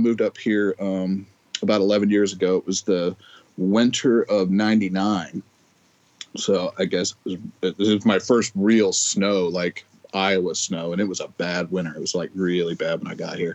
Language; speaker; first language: English; native; English